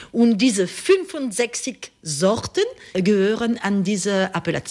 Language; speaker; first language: German; non-native, learner; French